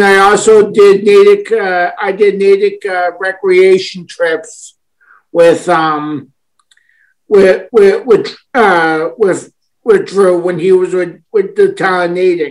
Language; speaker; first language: English; native; English